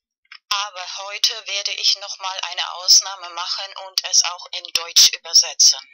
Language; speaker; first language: German; non-native, fluent; Spanish